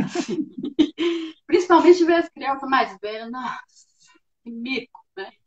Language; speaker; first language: Portuguese; native; Portuguese